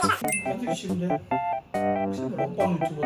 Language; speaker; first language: Korean; native; Korean